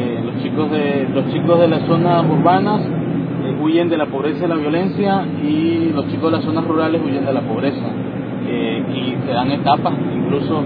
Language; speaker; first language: Spanish; native; Spanish